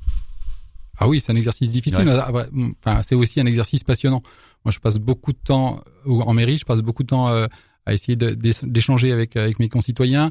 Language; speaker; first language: French; native; French